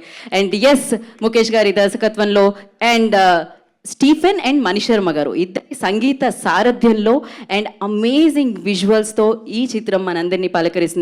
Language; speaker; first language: Telugu; native; Telugu